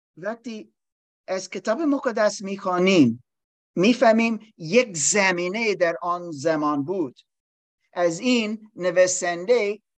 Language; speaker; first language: Persian; non-native, learner; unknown